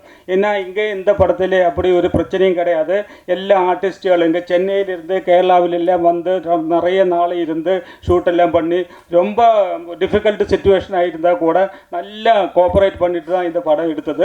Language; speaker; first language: Tamil; non-native, learner; Malayalam